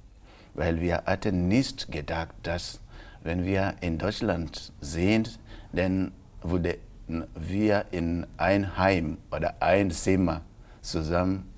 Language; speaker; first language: German; non-native, local second language; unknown